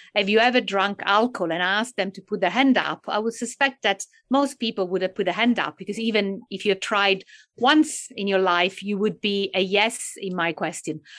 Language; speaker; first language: English; non-native, fluent; Italian